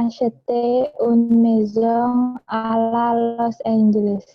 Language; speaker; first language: French; non-native, learner; Indonesian